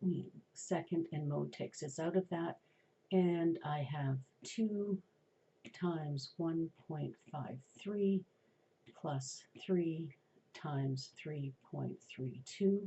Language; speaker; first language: English; native; English